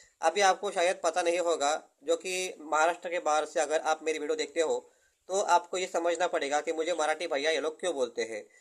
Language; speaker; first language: Hindi; non-native, local second language; Marathi